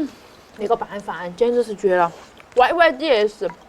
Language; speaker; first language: Chinese; native; Chinese